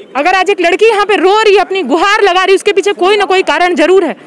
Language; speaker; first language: Hindi; native; Hindi